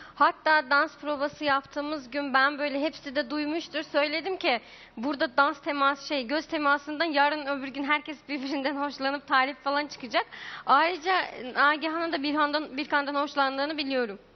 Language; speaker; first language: Turkish; native; Turkish